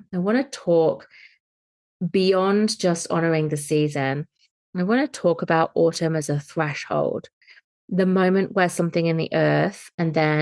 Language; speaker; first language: English; native; English